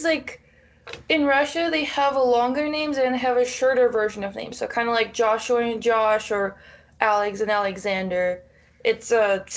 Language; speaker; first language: English; non-native, fluent; Russian